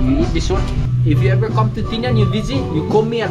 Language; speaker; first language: English; non-native, local second language; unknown